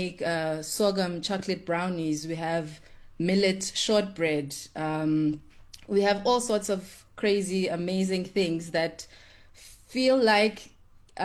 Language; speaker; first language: English; non-native, local second language; Zulu